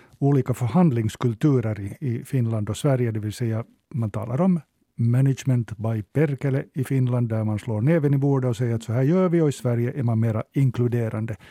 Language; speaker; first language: Swedish; native; Swedish